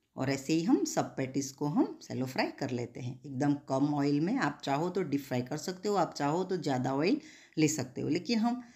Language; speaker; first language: Hindi; non-native, local second language; Gujarati